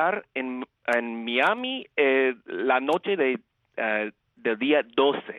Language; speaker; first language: Spanish; early bilingual, heritage; Spanish